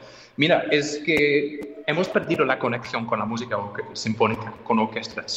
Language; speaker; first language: Spanish; non-native, fluent; English